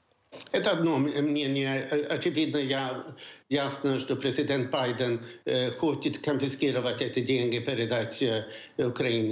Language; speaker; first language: Russian; non-native, fluent; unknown